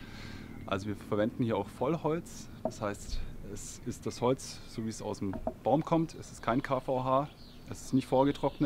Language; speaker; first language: German; native; German